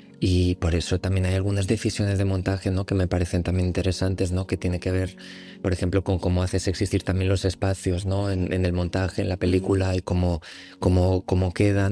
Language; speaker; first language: Spanish; native; Spanish